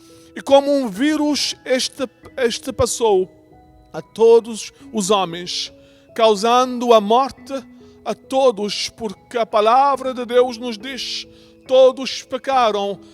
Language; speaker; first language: Portuguese; native; Portuguese